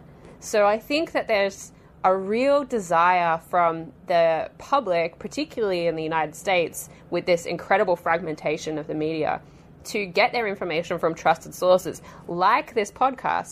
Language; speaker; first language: English; native; English